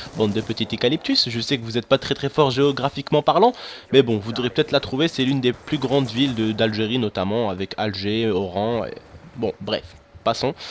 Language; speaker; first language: French; non-native, local second language; Arabic